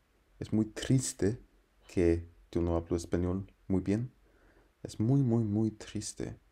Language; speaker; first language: Spanish; non-native, learner; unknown